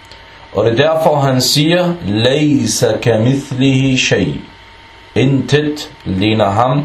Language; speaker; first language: Danish; non-native, fluent; Arabic